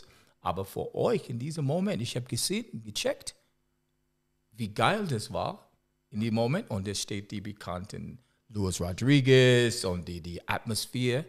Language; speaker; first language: German; non-native, learner; English